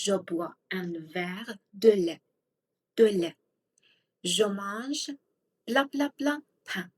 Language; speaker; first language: French; non-native, fluent; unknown